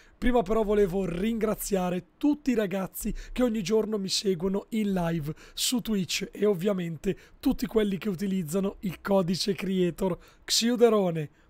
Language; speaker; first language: Italian; native; Italian